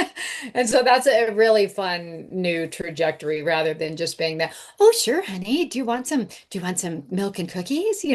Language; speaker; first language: English; native; English